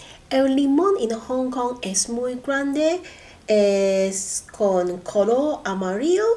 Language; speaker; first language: Spanish; non-native, learner; Cantonese